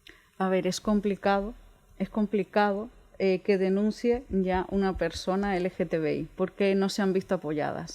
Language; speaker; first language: Spanish; native; Spanish